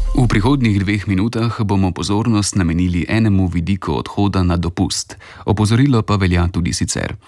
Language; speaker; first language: Slovenian; native; Slovenian